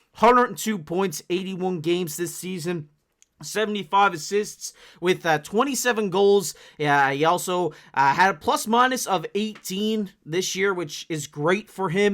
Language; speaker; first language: English; native; English